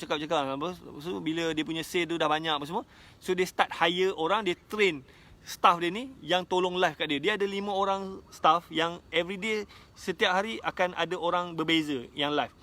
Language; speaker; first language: Malay; native; Malay